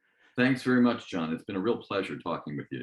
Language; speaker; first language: English; native; English